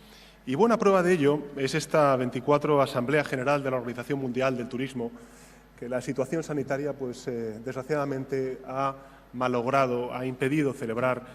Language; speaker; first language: Spanish; native; Spanish